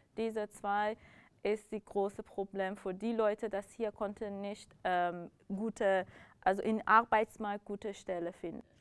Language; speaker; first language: German; non-native, learner; Persian